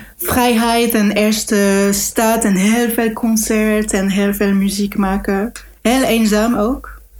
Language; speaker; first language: Dutch; non-native, fluent; French